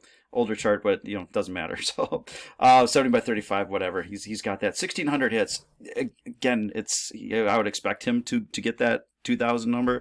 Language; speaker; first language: English; native; English